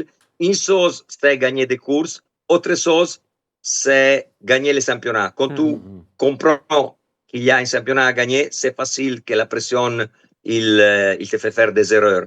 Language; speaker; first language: French; non-native, fluent; Italian